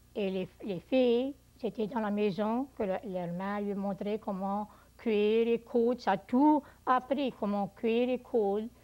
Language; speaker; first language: French; early bilingual, heritage; French